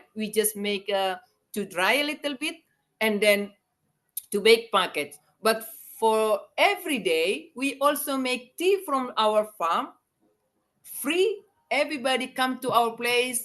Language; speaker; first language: English; non-native, learner; Indonesian